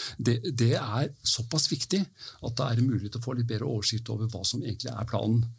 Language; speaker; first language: Norwegian; early bilingual, heritage; Norwegian